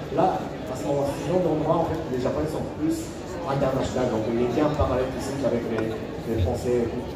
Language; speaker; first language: French; non-native, fluent; Japanese